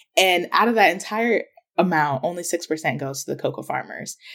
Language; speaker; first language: English; early bilingual, other home language; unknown